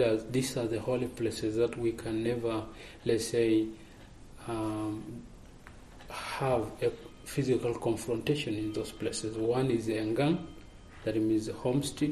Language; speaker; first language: English; non-native, local second language; Masai